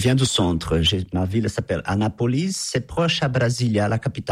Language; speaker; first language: French; non-native, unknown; Portuguese